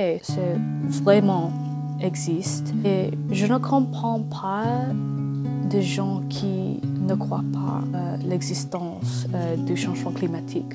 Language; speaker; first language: French; non-native, learner; English